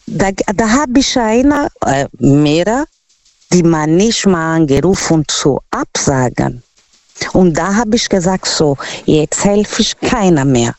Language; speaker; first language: German; non-native, learner; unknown